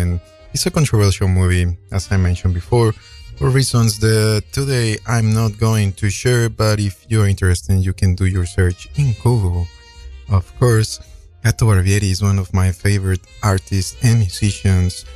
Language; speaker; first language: English; non-native, fluent; Spanish